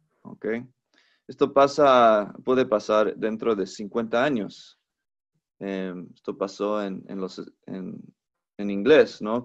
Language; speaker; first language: Spanish; non-native, fluent; English